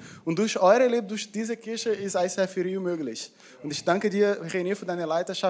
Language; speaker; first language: German; non-native, fluent; Portuguese